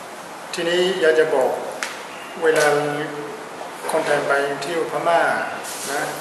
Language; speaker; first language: Thai; non-native, fluent; Burmese